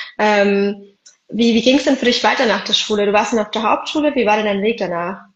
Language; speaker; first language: German; early bilingual, other home language; Arabic